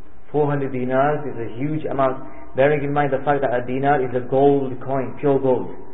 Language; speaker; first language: English; early bilingual, other home language; Urdu